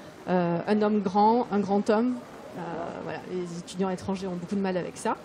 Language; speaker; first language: French; native; French